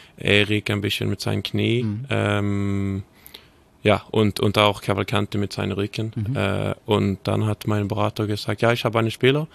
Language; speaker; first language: German; non-native, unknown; Swedish